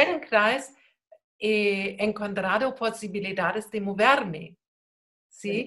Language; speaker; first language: Spanish; non-native, learner; German